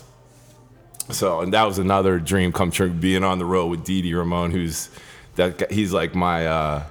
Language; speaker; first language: English; native; English